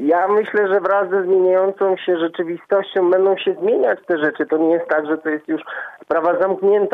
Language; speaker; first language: Polish; native; Polish